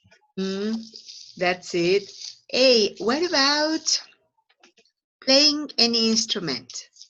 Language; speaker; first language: English; non-native, fluent; Spanish